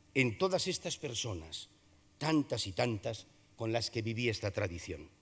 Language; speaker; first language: Spanish; native; Spanish